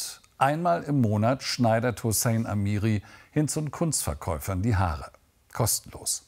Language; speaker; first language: German; native; German